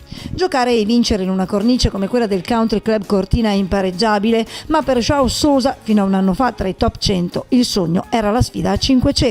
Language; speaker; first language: Italian; native; Italian